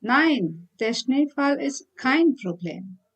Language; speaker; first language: German; non-native, fluent; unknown